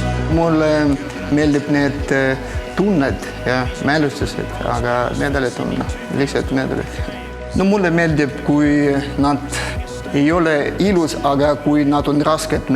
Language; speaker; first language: Estonian; non-native, local second language; Russian